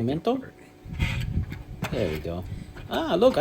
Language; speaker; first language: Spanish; non-native, learner; English